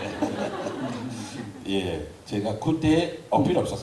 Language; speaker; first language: Korean; non-native, learner; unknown